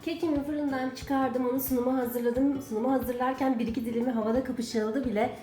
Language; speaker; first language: Turkish; native; Turkish